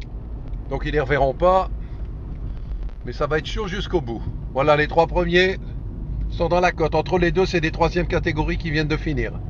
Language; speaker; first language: French; native; French